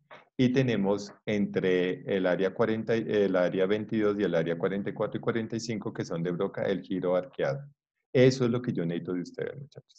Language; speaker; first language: Spanish; native; Spanish